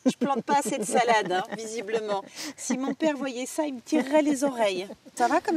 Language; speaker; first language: French; native; French